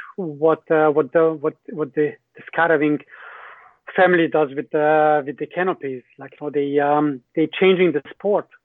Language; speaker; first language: English; non-native, fluent; Hungarian